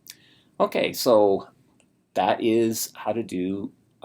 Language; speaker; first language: English; native; English